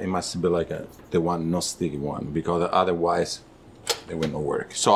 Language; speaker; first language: English; non-native, fluent; Italian